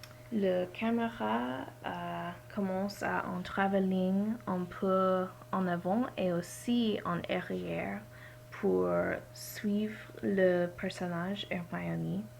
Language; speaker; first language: French; non-native, learner; English